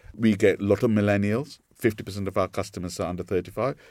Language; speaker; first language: English; non-native, local second language; Sinhala